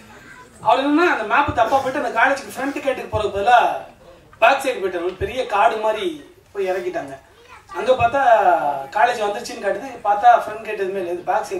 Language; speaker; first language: Tamil; native; Tamil